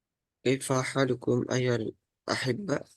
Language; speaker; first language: Arabic; non-native, fluent; Indonesian